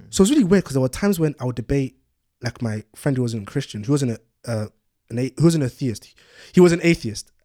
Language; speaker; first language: English; early bilingual, other home language; Yoruba